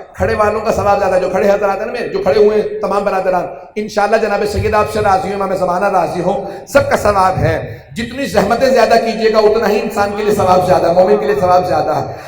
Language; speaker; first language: Urdu; native; Urdu